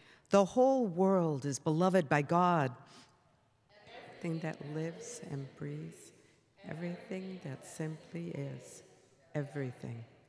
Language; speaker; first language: English; native; English